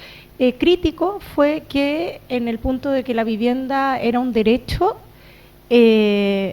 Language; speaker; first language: Spanish; native; Spanish